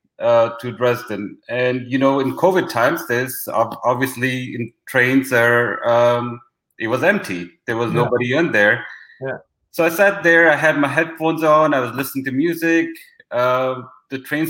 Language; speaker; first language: English; non-native, local second language; Hindi